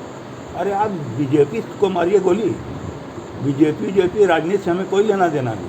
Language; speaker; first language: Hindi; native; Hindi